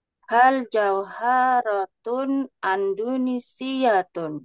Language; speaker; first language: Arabic; non-native, learner; Indonesian